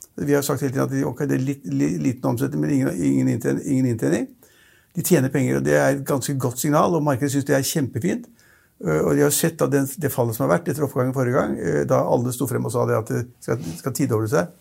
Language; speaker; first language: Norwegian; native; Norwegian